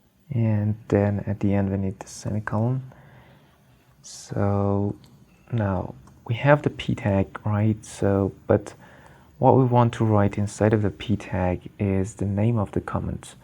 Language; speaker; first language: English; non-native, fluent; Persian